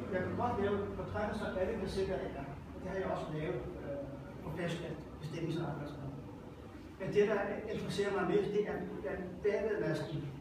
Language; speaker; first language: Danish; non-native, local second language; Faroese